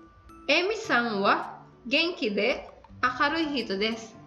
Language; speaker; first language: Japanese; non-native, fluent; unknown